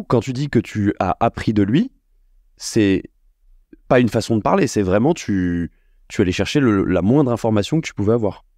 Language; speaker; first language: French; native; French